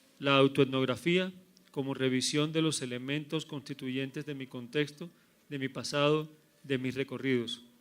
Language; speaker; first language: Spanish; native; Spanish